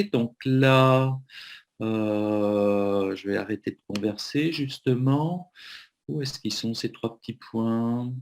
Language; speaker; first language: French; native; French